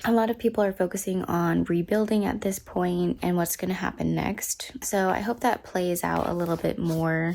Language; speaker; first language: English; native; English